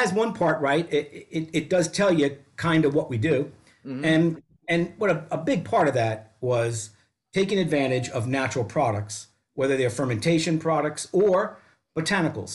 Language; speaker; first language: English; native; English